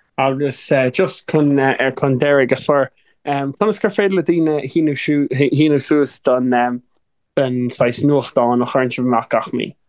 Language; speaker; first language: Irish; non-native, local second language; English